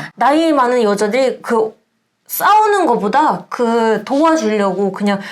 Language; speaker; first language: Korean; non-native, fluent; Ukrainian